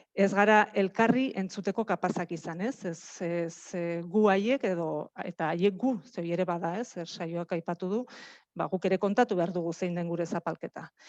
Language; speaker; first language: Basque; native; Basque